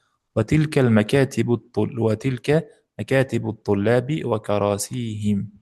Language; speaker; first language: Arabic; non-native, fluent; Uzbek